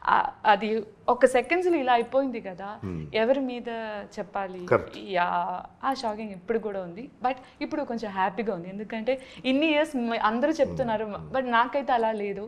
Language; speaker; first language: Telugu; non-native, learner; Malayalam